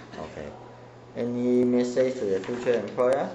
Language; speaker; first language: English; non-native, local second language; Cantonese